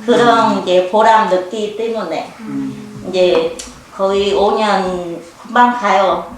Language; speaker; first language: Korean; non-native, learner; Vietnamese